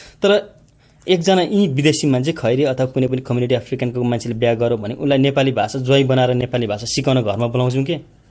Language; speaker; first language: Nepali; native; Nepali